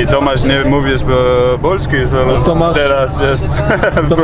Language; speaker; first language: Polish; non-native, learner; Danish